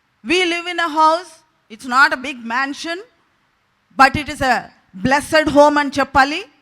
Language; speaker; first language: English; non-native, local second language; Telugu